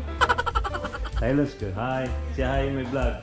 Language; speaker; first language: English; non-native, learner; Filipino